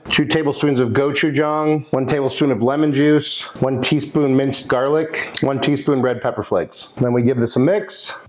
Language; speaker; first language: English; native; English